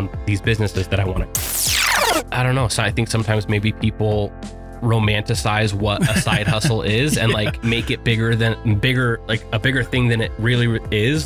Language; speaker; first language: English; native; English